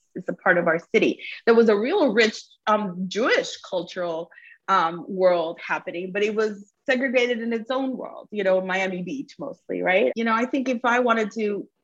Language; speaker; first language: English; early bilingual, other home language; Spanish